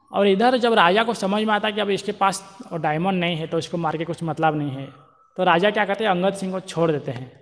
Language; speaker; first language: Hindi; non-native, local second language; Marathi